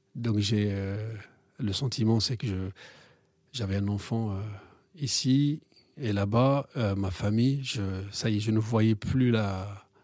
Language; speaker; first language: French; non-native, local second language; Arabic